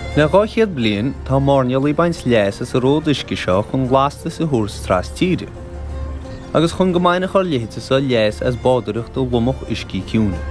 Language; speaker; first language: Irish; native; Irish